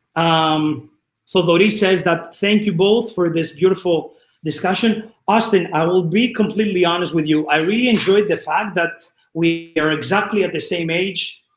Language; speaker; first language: English; non-native, fluent; Greek